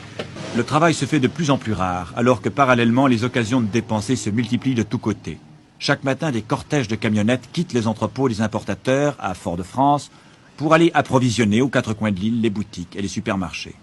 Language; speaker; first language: French; native; French